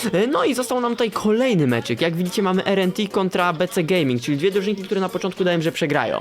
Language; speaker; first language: Polish; native; Polish